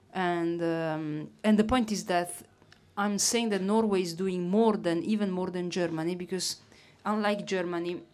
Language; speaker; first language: English; non-native, fluent; Italian